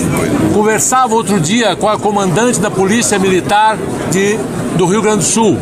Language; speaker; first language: Portuguese; native; Portuguese